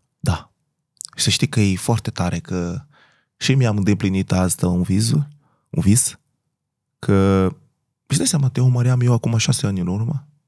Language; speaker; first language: Romanian; non-native, fluent; Portuguese